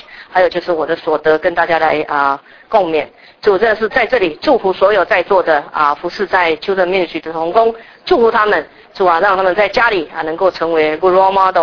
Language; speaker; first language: Chinese; native; Chinese